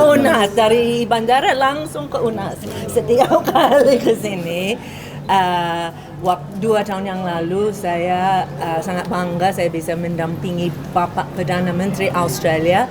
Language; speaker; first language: Indonesian; non-native, fluent; English